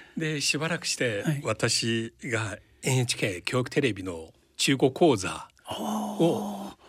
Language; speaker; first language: Japanese; non-native, fluent; Chinese